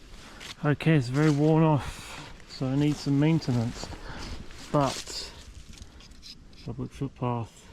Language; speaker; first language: English; native; English